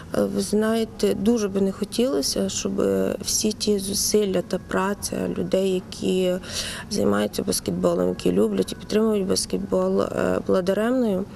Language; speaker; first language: Ukrainian; native; Ukrainian